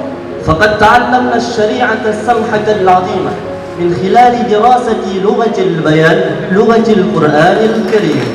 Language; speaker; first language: Arabic; non-native, learner; Indonesian